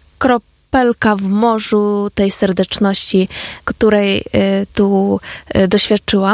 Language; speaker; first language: Polish; non-native, fluent; Ukrainian